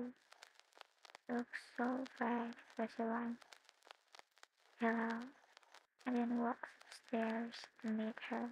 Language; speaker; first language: English; non-native, learner; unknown